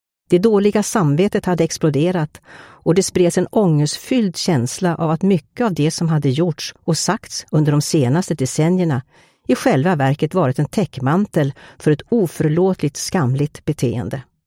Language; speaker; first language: Swedish; native; Swedish